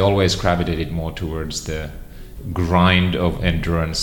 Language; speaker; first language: English; non-native, fluent; Finnish